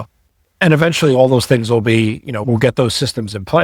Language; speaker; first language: English; native; English